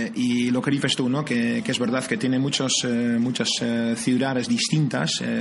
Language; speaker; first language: Spanish; non-native, fluent; Dutch